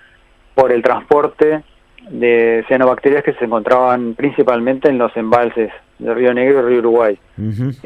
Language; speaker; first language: Spanish; native; Spanish